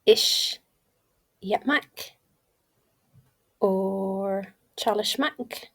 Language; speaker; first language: Turkish; non-native, learner; English